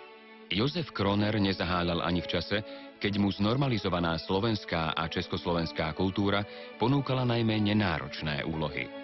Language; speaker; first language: Slovak; native; Slovak